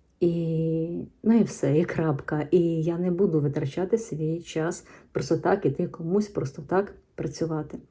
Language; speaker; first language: Ukrainian; native; Ukrainian